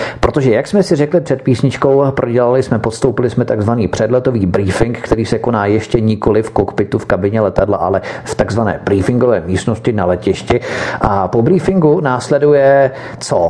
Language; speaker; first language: Czech; native; Czech